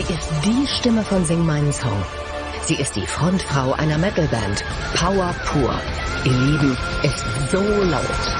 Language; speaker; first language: German; native; German